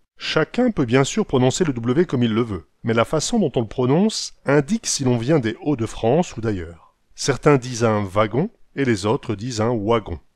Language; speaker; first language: French; native; French